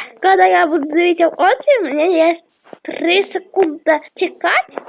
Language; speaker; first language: Russian; non-native, local second language; Ukrainian